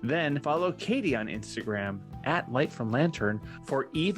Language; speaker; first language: English; native; English